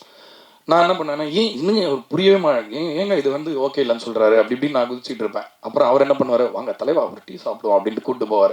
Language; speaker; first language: Tamil; native; Tamil